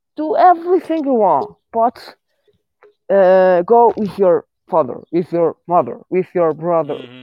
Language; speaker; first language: English; non-native, learner; Persian